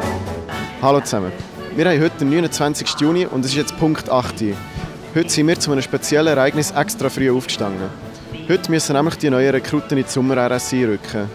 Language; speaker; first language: German; native; German